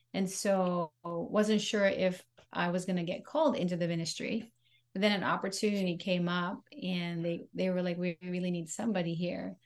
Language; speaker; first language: English; non-native, local second language; Pampanga